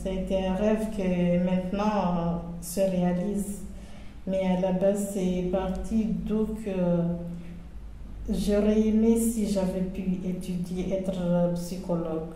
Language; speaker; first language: French; non-native, local second language; Comorian